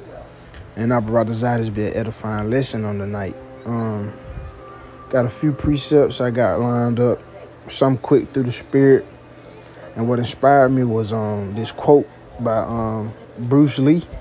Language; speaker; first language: English; native; English